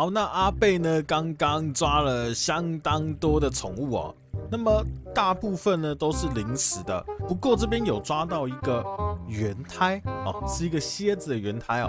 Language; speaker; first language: Chinese; native; Chinese